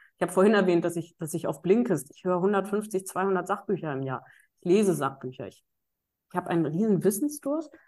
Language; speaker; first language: German; native; German